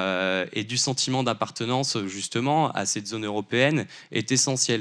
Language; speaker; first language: French; native; French